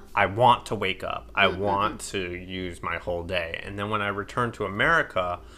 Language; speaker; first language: English; native; English